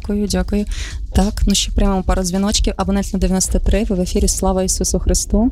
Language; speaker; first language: Ukrainian; native; Ukrainian